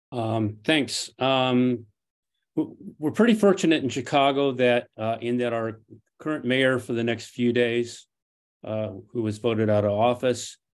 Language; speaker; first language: English; non-native, fluent; Portuguese